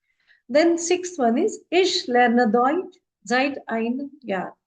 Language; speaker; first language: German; non-native, fluent; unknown